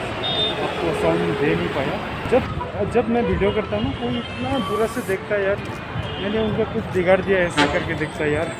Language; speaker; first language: Hindi; non-native, fluent; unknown